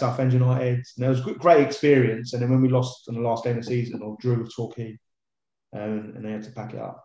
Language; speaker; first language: English; native; English